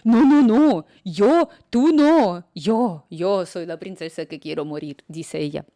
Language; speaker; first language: Spanish; non-native, fluent; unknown